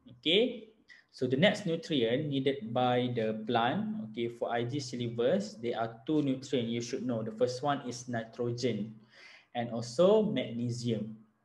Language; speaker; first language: English; non-native, local second language; Malay